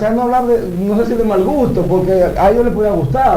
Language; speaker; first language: Spanish; native; Spanish